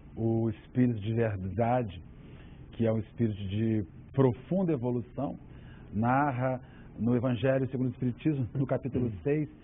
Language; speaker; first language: Portuguese; native; Portuguese